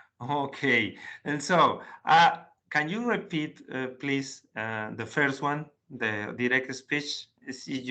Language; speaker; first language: English; non-native, learner; Spanish